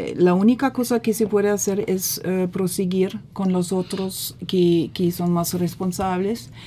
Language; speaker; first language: Spanish; non-native, fluent; German